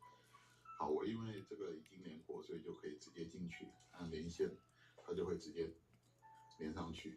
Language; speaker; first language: Chinese; native; Chinese